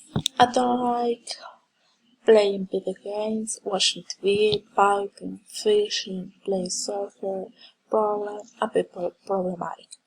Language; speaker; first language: English; non-native, learner; Spanish